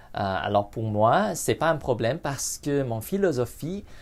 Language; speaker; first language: English; non-native, local second language; Cantonese